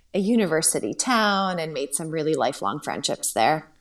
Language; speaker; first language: English; early bilingual, other home language; Slovak